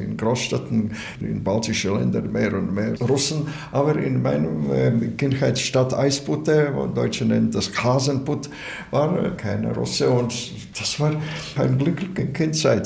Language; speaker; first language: German; non-native, learner; Latvian